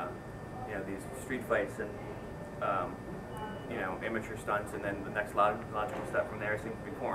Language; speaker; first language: English; native; English